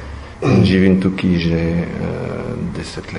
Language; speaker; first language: Slovenian; non-native, learner; French